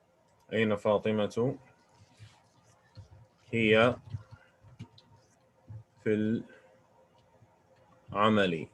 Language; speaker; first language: Arabic; non-native, fluent; English